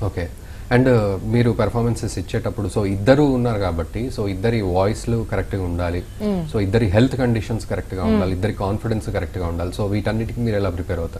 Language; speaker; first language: Telugu; native; Telugu